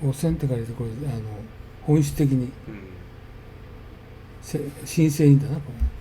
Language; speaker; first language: Japanese; native; Japanese